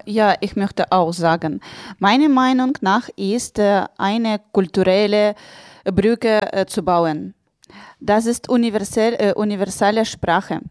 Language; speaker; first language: German; non-native, learner; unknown